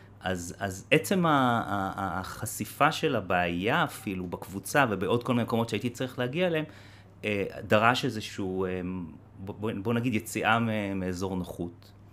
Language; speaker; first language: Hebrew; native; Hebrew